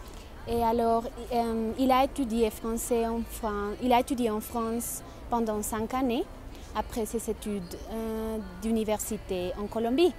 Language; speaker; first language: French; non-native, fluent; Spanish